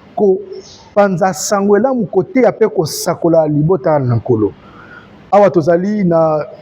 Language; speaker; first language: Lingala; native; Lingala